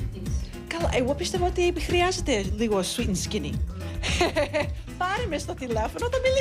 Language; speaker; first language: Greek; early bilingual, heritage; Greek